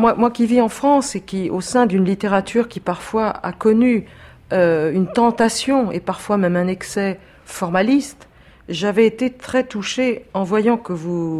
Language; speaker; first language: French; native; French